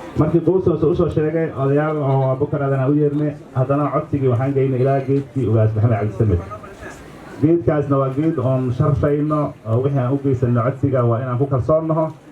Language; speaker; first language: Somali; native; Somali